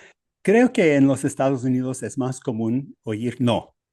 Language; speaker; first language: Spanish; non-native, fluent; English